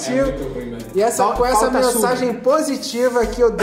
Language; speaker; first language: Portuguese; native; Portuguese